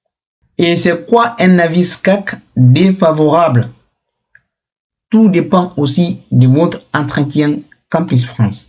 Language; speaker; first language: French; non-native, local second language; Fula